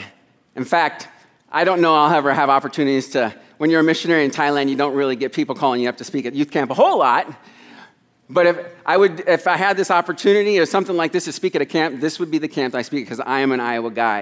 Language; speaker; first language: English; native; English